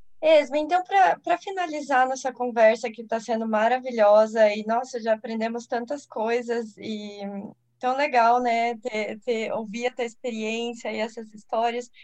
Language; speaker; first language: Portuguese; native; Portuguese